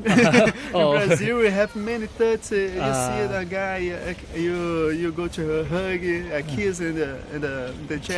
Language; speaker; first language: English; non-native, learner; Portuguese